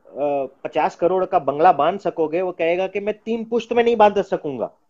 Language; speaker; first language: Hindi; non-native, local second language; Gujarati